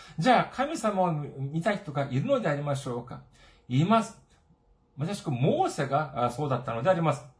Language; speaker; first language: Japanese; non-native, fluent; Korean